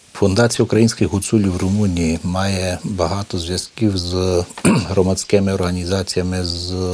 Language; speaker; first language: Ukrainian; early bilingual, heritage; Ukrainian